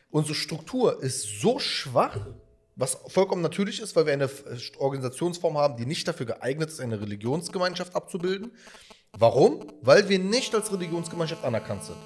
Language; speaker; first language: German; early bilingual, other home language; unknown